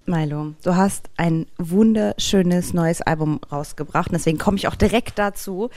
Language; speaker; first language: German; native; German